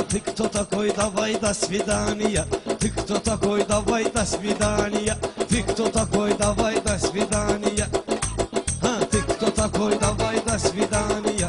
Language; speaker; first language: Russian; non-native, learner; Talysh